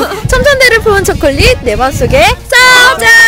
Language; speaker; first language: Korean; native; Korean